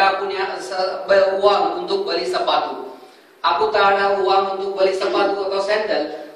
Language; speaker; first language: Indonesian; non-native, fluent; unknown